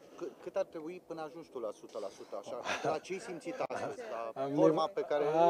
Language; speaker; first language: Romanian; native; Romanian